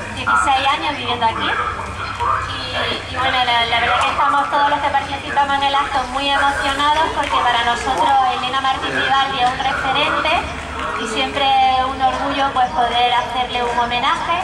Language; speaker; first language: Spanish; native; Spanish